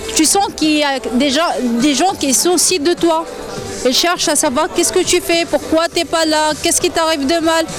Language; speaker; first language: French; non-native, local second language; Arabic